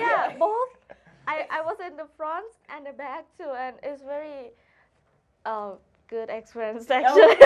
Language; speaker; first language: English; non-native, learner; Thai